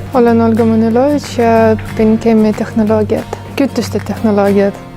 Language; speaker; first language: Estonian; non-native, local second language; Russian